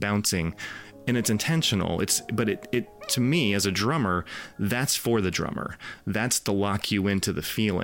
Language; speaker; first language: English; native; English